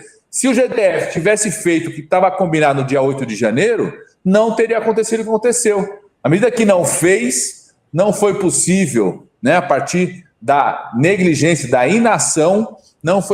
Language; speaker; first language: Portuguese; native; Portuguese